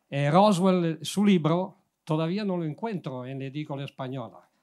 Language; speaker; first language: Spanish; non-native, learner; Italian